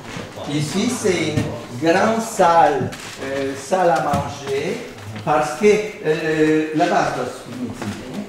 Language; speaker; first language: French; non-native, learner; Polish